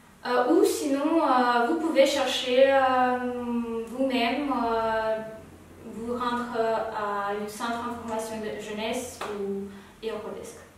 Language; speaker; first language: French; non-native, fluent; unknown